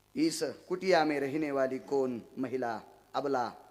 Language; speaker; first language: Hindi; non-native, local second language; Marathi